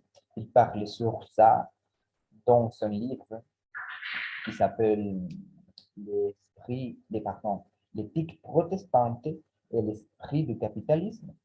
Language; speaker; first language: French; non-native, learner; Spanish